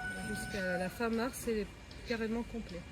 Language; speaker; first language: French; native; French